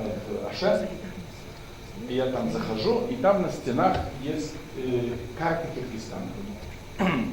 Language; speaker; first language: Russian; non-native, fluent; Polish